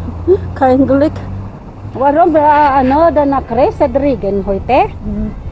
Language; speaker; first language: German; non-native, learner; Filipino